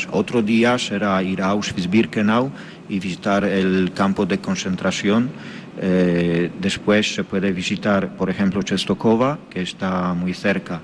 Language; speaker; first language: Spanish; non-native, fluent; Polish